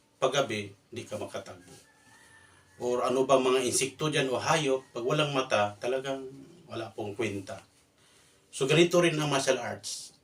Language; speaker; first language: Filipino; non-native, local second language; Cebuano